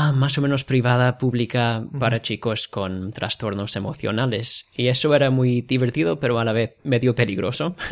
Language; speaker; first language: Spanish; non-native, fluent; English